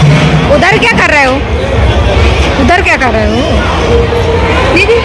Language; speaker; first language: Hindi; native; Hindi